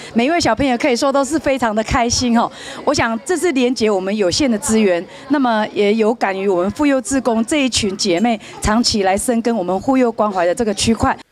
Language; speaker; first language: Chinese; native; Chinese